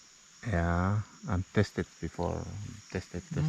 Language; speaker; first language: English; non-native, learner; Spanish